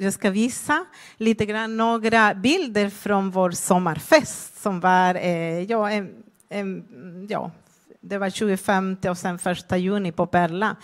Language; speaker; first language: Swedish; non-native, fluent; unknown